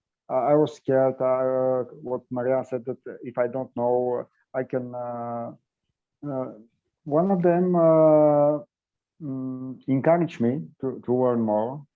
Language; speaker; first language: English; non-native, learner; Bulgarian